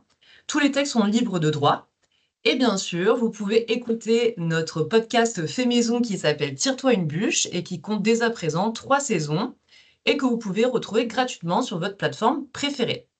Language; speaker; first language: French; native; French